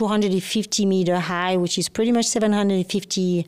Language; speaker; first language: English; non-native, fluent; French